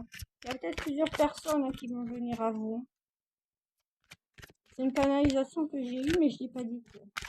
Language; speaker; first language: French; native; French